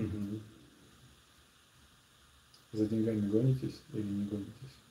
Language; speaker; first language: Russian; native; Russian